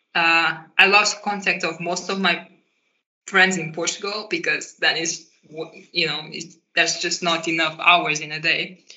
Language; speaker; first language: English; non-native, fluent; Portuguese